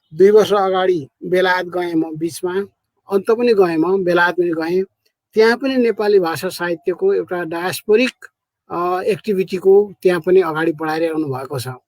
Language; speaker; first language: Nepali; native; Nepali